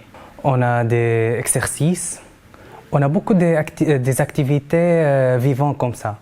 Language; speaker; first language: French; non-native, fluent; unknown